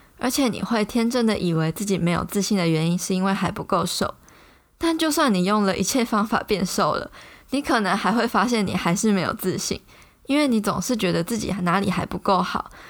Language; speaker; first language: Chinese; native; Chinese